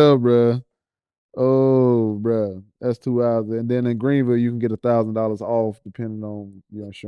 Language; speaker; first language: English; native; English